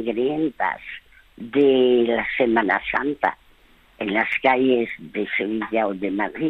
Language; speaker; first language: Spanish; early bilingual, other home language; French